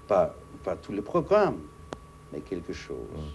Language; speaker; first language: French; non-native, fluent; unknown